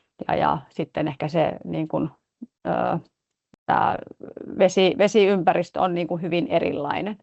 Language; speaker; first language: Finnish; native; Finnish